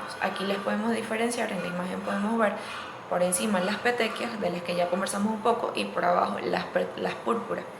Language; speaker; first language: Spanish; native; Spanish